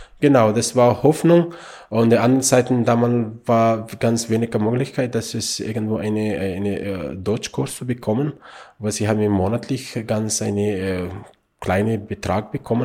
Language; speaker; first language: German; non-native, learner; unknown